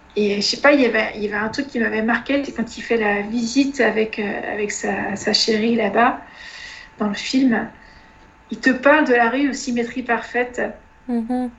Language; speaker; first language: French; native; French